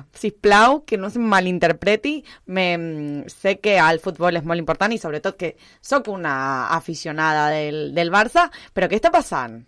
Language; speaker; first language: Catalan; non-native, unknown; Spanish